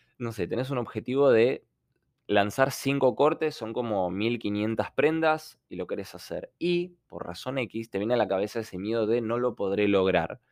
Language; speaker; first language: Spanish; non-native, fluent; Ukrainian